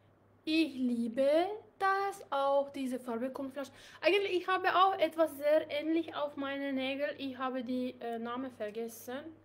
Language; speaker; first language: German; non-native, learner; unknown